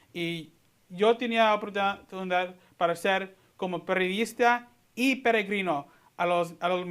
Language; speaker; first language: Spanish; early bilingual, heritage; Spanish